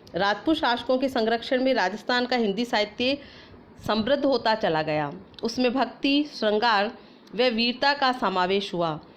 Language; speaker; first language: Hindi; native; Hindi